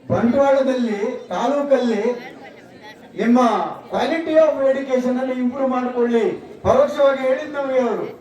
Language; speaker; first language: Kannada; native; Kannada